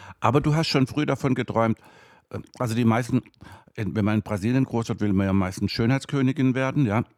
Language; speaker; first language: German; native; German